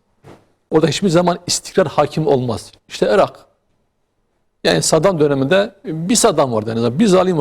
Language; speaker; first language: Turkish; native; Turkish